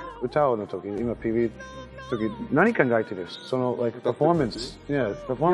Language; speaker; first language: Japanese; non-native, learner; English